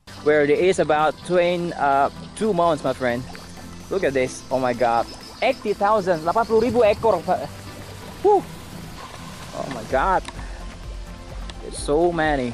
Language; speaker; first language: English; non-native, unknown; Indonesian